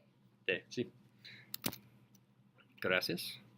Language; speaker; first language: Spanish; non-native, learner; English